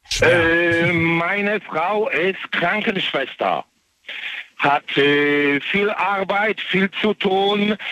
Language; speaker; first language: German; non-native, learner; Polish